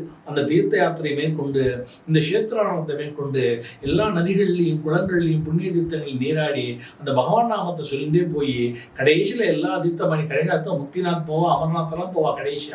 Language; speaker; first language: Tamil; native; Tamil